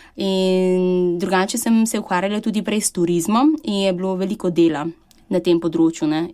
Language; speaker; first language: Slovenian; early bilingual, other home language; Chinese